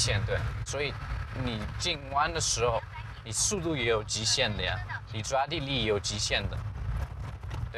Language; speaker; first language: Chinese; non-native, fluent; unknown